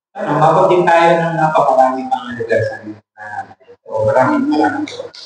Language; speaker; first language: Filipino; native; Filipino